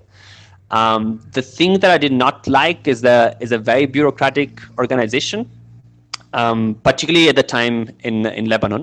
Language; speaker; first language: English; non-native, fluent; Italian